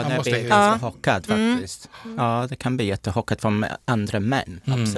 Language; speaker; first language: Swedish; non-native, learner; English